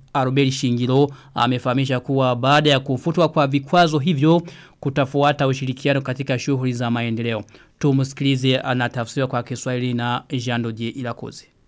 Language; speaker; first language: Swahili; non-native, local second language; Rundi